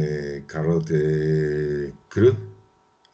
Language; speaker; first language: French; non-native, learner; Spanish